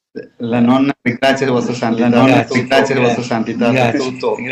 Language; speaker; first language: Italian; non-native, learner; Malayalam